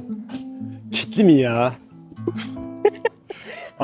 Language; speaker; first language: Turkish; native; Turkish